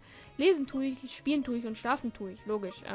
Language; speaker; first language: German; native; German